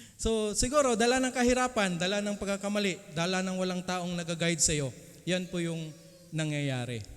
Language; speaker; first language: Filipino; non-native, local second language; Cebuano